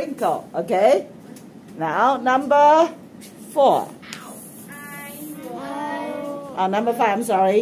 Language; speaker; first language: English; non-native, fluent; Chinese